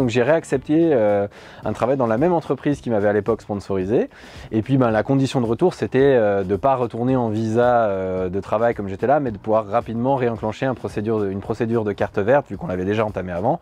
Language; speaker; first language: French; native; French